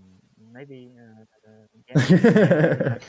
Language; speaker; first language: English; non-native, learner; Vietnamese